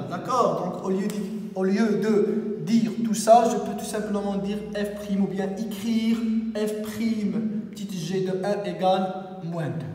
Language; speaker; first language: French; non-native, local second language; Arabic